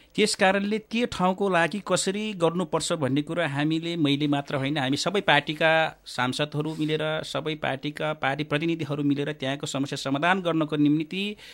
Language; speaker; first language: Nepali; non-native, local second language; Eastern Tamang